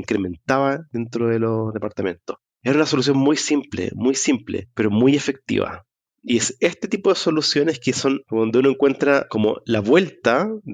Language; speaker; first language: Spanish; native; Spanish